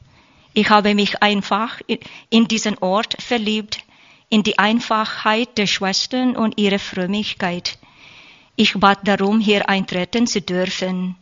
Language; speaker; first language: German; non-native, learner; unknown